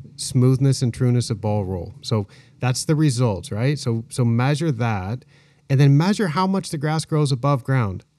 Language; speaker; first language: English; native; English